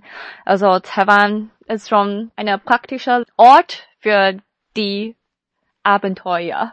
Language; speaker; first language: German; non-native, fluent; Chinese